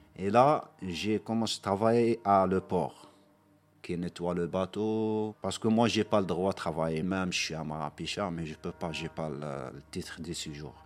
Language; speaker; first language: French; non-native, local second language; Arabic